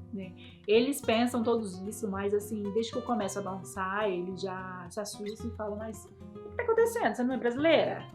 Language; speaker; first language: Portuguese; native; Portuguese